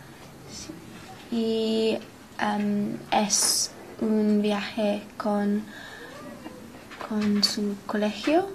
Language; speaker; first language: Spanish; non-native, learner; English